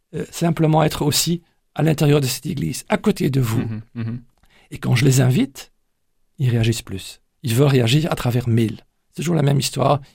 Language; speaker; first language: French; native; French